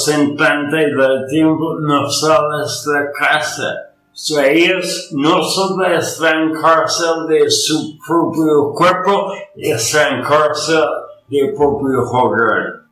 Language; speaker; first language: Spanish; non-native, learner; English